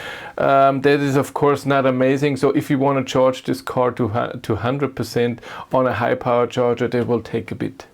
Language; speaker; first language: English; non-native, fluent; German